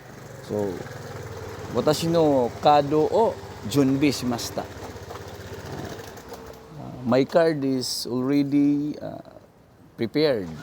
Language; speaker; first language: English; non-native, local second language; Cebuano